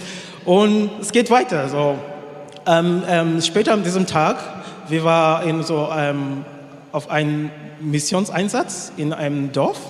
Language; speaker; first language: German; non-native, learner; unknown